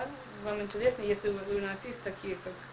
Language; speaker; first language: Russian; non-native, learner; English